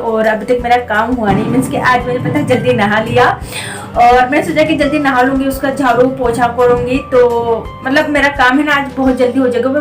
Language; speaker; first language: Hindi; native; Hindi